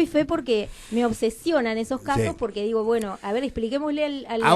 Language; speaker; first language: Spanish; native; Spanish